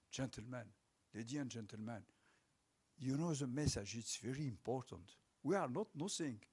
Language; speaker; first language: English; non-native, local second language; French